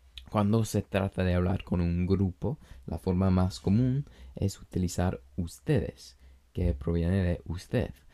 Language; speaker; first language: Spanish; non-native, fluent; English